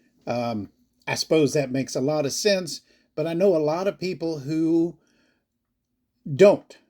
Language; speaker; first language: English; native; English